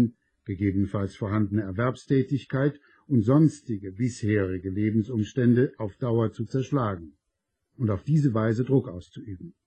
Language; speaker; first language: German; native; German